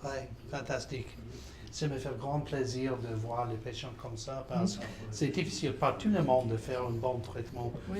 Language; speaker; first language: French; non-native, learner; English